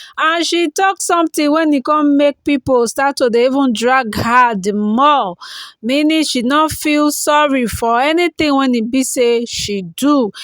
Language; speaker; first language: Nigerian Pidgin; native; Nigerian Pidgin